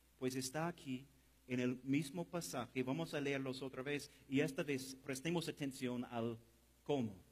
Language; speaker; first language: Spanish; non-native, fluent; English